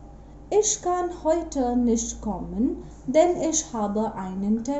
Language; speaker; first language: German; non-native, fluent; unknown